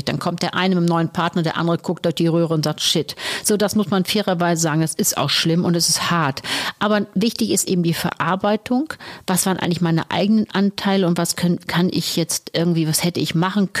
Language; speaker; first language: German; native; German